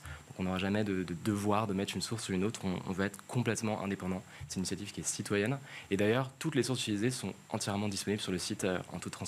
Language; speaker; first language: French; native; French